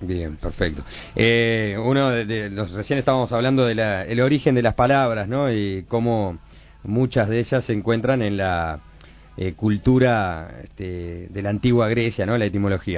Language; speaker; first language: Spanish; native; Spanish